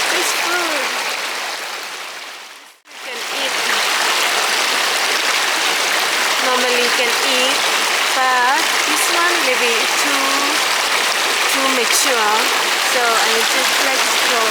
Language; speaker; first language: English; non-native, learner; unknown